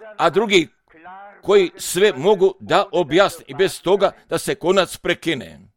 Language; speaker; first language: Croatian; non-native, fluent; German